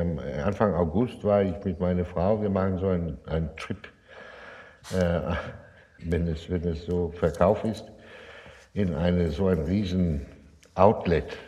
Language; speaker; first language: German; non-native, fluent; Danish